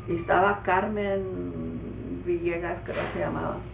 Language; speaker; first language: Spanish; early bilingual, heritage; Spanish